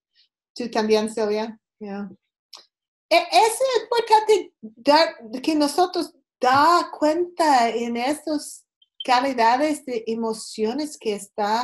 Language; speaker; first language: Spanish; non-native, learner; English